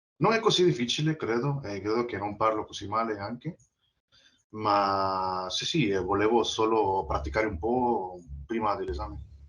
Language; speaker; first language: Italian; non-native, learner; Spanish